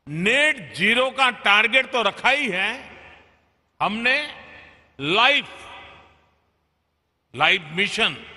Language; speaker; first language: Hindi; non-native, local second language; Gujarati